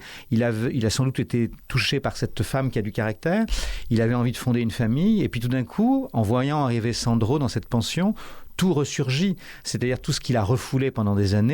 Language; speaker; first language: French; native; French